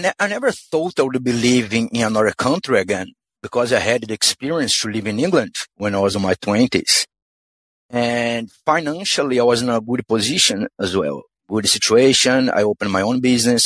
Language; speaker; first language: English; non-native, fluent; Portuguese